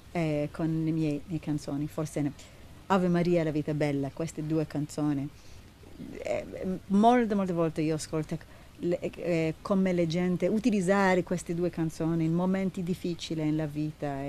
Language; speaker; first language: Italian; non-native, learner; Hebrew